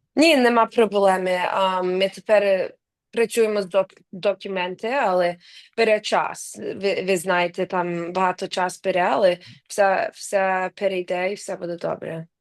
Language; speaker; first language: Ukrainian; early bilingual, heritage; English